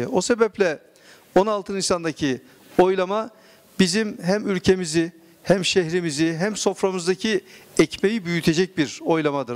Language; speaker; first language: Turkish; native; Turkish